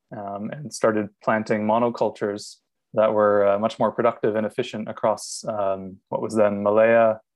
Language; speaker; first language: English; native; English